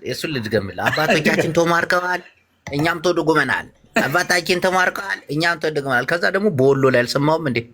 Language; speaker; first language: Amharic; non-native, local second language; Tigrinya